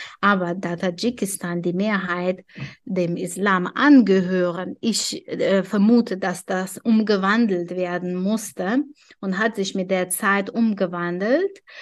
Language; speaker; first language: German; non-native, fluent; Tajik